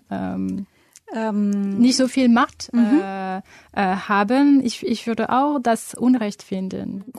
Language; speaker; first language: German; non-native, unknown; French